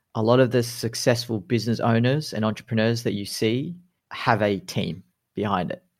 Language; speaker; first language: English; native; English